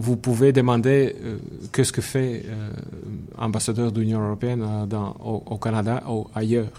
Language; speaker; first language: French; non-native, fluent; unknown